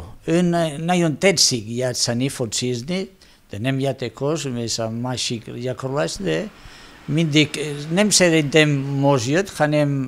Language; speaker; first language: Hungarian; non-native, learner; Spanish